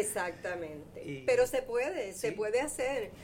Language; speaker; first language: Spanish; native; Spanish